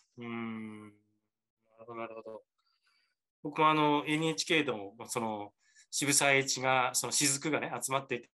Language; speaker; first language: Japanese; native; Japanese